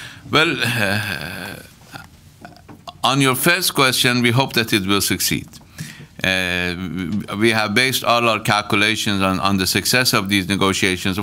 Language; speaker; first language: English; non-native, fluent; Persian